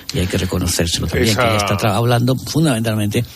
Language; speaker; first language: Spanish; native; Spanish